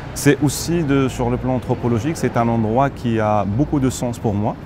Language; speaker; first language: French; non-native, local second language; Arabic